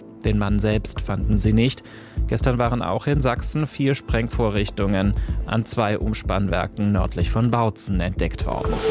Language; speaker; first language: German; native; German